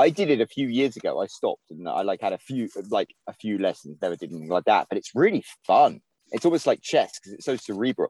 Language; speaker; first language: English; native; English